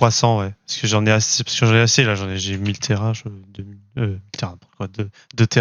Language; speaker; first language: French; native; French